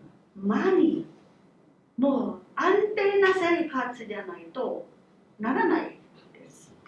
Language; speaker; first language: Japanese; non-native, fluent; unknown